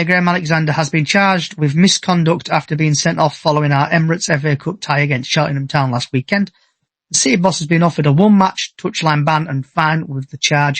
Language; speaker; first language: English; native; English